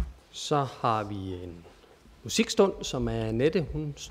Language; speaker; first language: Danish; native; Danish